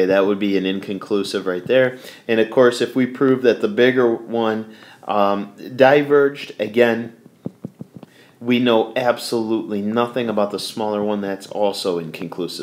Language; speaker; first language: English; native; English